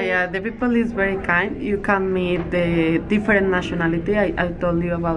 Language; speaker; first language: English; non-native, learner; Spanish